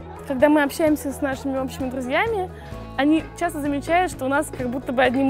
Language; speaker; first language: Russian; native; Russian